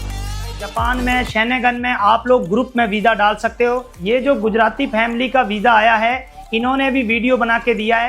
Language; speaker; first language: Hindi; native; Hindi